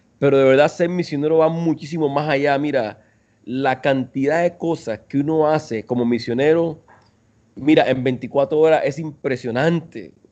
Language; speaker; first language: Spanish; native; Spanish